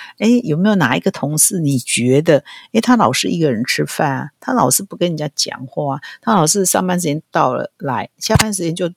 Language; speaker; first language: Chinese; native; Chinese